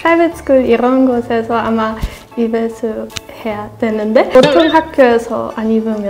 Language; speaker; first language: Korean; non-native, learner; German